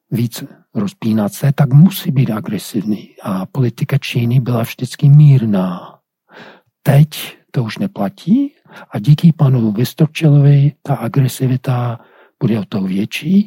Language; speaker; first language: Czech; non-native, fluent; English